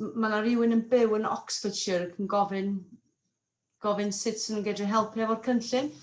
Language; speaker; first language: Welsh; non-native, local second language; English